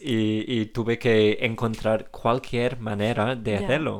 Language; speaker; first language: Spanish; non-native, fluent; English